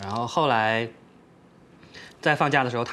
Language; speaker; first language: Chinese; native; Chinese